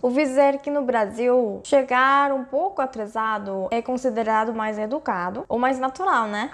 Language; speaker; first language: Portuguese; non-native, fluent; Korean